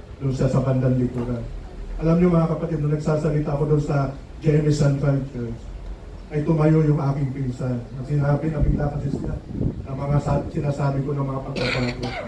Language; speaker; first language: Filipino; native; Filipino